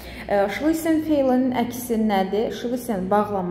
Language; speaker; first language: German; non-native, fluent; Azerbaijani